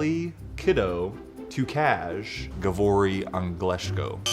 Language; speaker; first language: Slovenian; non-native, learner; English